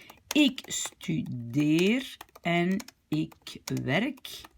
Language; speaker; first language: Dutch; non-native, local second language; French